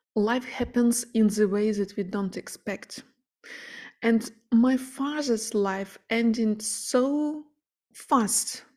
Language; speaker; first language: English; non-native, fluent; Ukrainian